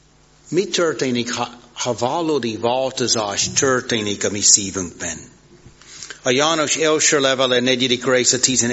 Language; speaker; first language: Hungarian; non-native, fluent; English